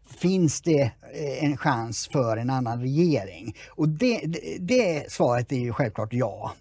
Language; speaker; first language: Swedish; native; Swedish